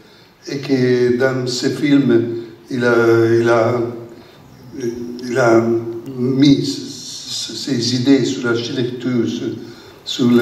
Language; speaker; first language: French; non-native, learner; Italian